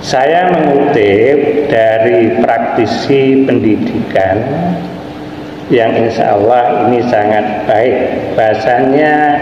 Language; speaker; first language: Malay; non-native, local second language; Javanese